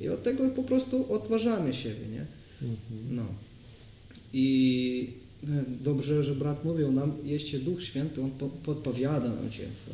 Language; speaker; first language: Polish; non-native, learner; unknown